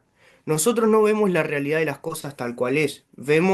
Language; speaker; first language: Spanish; native; Spanish